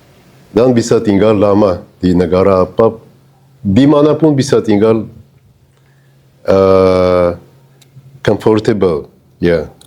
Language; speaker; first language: Indonesian; non-native, fluent; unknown